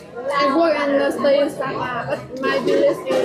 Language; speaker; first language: English; non-native, learner; Vietnamese